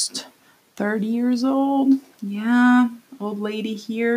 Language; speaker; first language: English; non-native, fluent; Portuguese